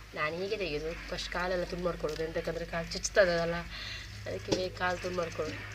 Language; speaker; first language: Kannada; native; Kannada